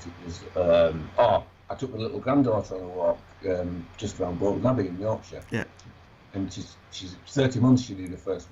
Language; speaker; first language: English; native; English